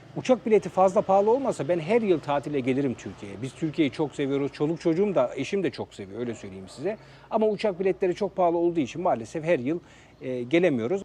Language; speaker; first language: Turkish; early bilingual, heritage; Turkish